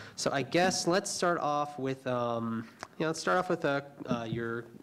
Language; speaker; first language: English; native; English